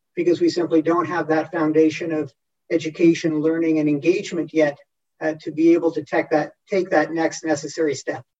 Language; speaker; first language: English; native; English